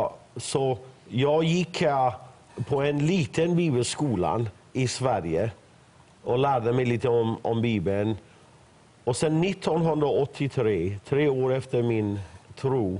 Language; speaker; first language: Swedish; non-native, fluent; Persian